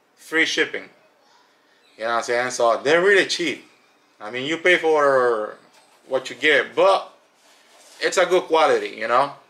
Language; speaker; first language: English; native; English